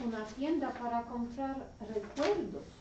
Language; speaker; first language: Spanish; non-native, learner; English